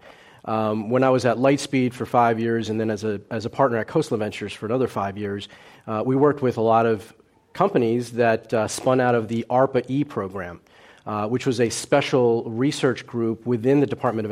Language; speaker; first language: English; early bilingual, other home language; Cantonese